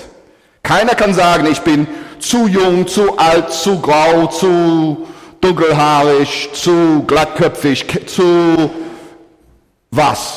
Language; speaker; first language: German; non-native, fluent; English